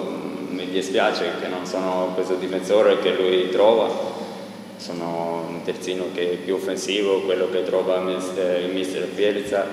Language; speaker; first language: Italian; non-native, fluent; Croatian